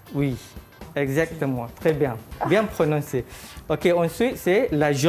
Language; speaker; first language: French; non-native, fluent; Malay